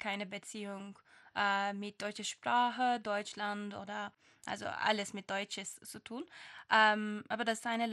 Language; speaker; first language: German; non-native, learner; Turkish